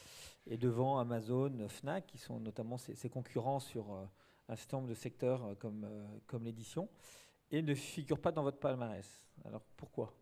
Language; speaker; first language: French; native; French